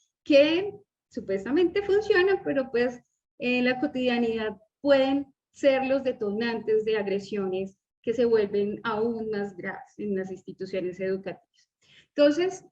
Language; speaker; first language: Spanish; native; Spanish